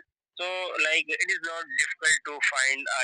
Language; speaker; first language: English; non-native, learner; Hindi